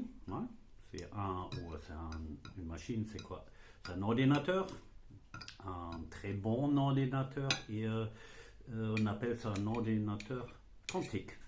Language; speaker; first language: French; non-native, fluent; German